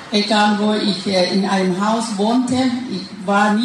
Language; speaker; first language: German; non-native, learner; Thai